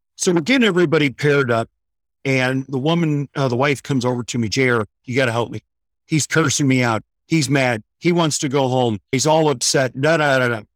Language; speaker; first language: English; native; English